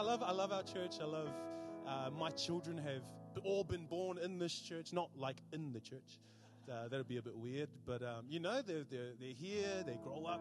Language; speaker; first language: English; native; English